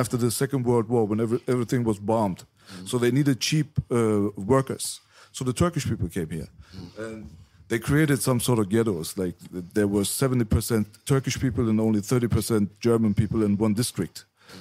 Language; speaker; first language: English; non-native, fluent; Persian